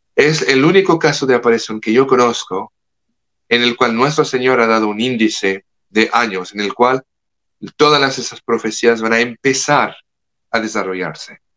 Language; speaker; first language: Spanish; non-native, fluent; French